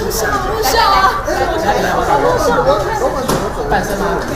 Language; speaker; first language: Chinese; native; Chinese